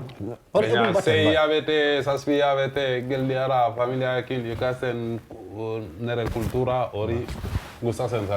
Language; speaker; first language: Basque; non-native, learner; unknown